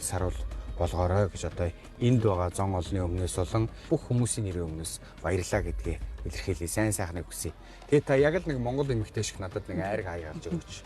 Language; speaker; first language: Mongolian; native; Mongolian